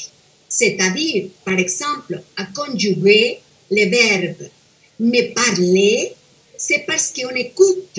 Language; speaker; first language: French; non-native, fluent; Spanish